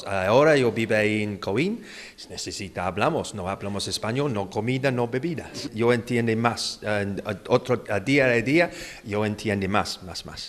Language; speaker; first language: Spanish; non-native, learner; English